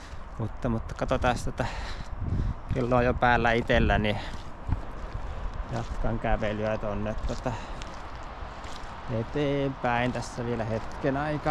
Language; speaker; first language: Finnish; native; Finnish